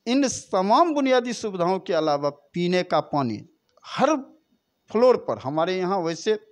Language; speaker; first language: Hindi; native; Hindi